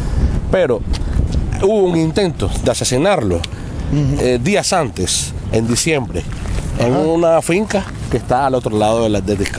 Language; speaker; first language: Spanish; native; Spanish